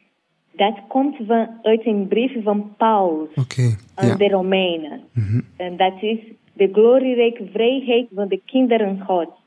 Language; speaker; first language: Dutch; non-native, learner; Portuguese